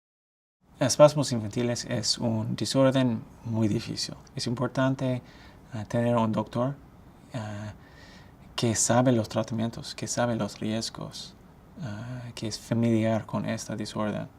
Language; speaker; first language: Spanish; non-native, fluent; English